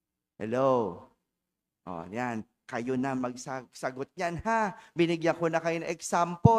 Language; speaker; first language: Filipino; native; Filipino